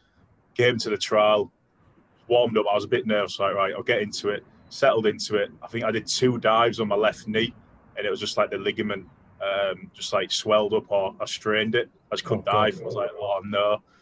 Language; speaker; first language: English; native; English